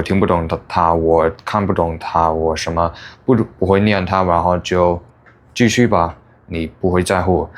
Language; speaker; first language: Chinese; non-native, fluent; English